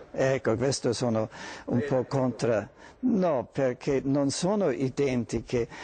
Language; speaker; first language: Italian; non-native, fluent; German